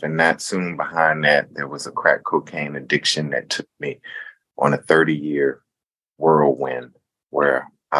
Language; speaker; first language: English; native; English